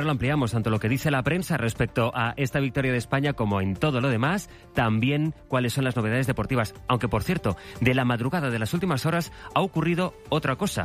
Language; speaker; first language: Spanish; native; Spanish